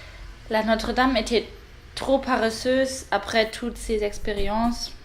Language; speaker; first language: French; non-native, learner; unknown